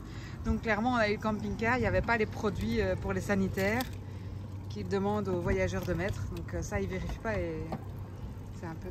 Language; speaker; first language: French; native; French